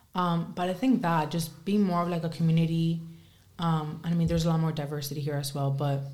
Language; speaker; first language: English; early bilingual, other home language; Spanish